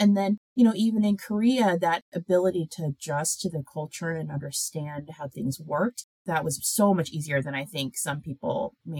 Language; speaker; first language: English; early bilingual, other home language; Korean